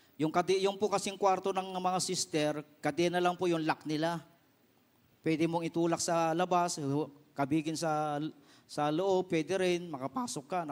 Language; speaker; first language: Filipino; non-native, local second language; Iloko